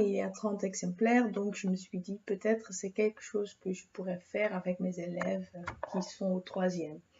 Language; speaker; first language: French; non-native, fluent; Dutch